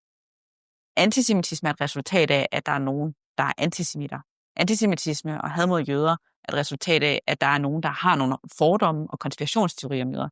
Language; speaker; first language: Danish; native; Danish